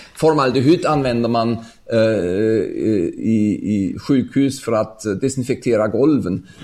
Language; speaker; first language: Swedish; non-native, fluent; German